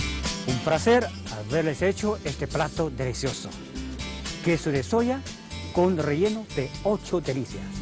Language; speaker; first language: Spanish; non-native, fluent; Chinese